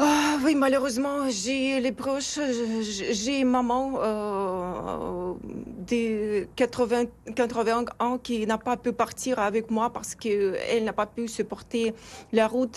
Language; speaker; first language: French; non-native, fluent; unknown